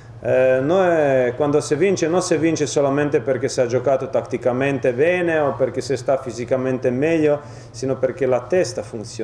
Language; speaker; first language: Italian; non-native, fluent; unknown